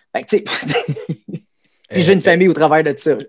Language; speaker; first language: French; native; French